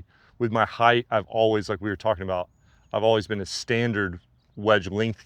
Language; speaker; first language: English; native; English